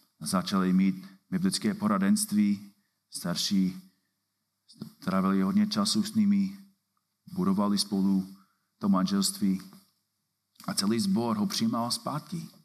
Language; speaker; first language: Czech; non-native, fluent; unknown